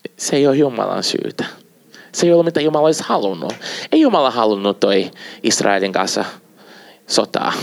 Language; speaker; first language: Finnish; non-native, fluent; Portuguese